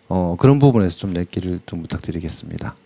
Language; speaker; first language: Korean; native; Korean